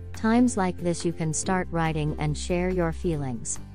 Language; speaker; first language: English; non-native, fluent; Thai